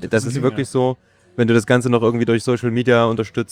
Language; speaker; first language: German; native; German